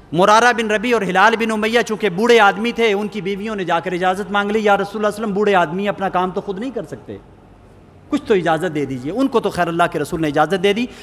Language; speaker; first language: Urdu; native; Urdu